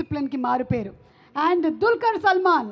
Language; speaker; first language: Telugu; native; Telugu